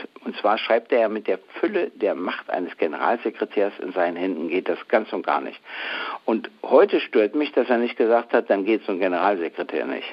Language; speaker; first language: German; native; German